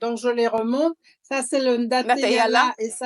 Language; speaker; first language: French; native; French